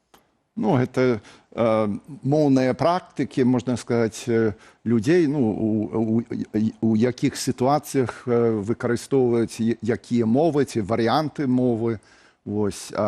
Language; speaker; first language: Belarusian; non-native, fluent; English